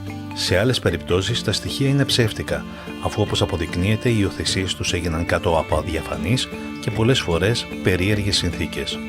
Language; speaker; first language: Greek; native; Greek